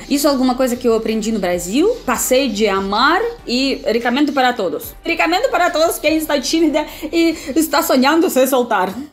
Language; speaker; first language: Portuguese; non-native, fluent; Russian